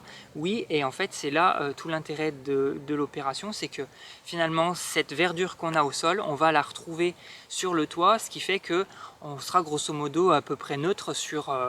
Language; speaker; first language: French; native; French